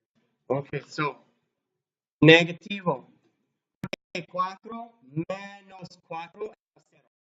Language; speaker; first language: Spanish; non-native, learner; English